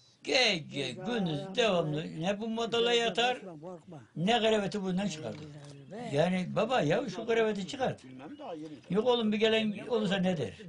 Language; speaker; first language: Turkish; native; Turkish